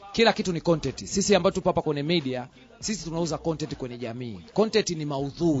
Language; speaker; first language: Swahili; non-native, local second language; Rundi